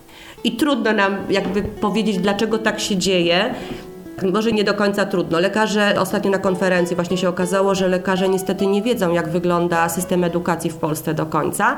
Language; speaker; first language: Polish; native; Polish